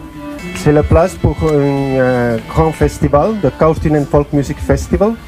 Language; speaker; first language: French; non-native, learner; Finnish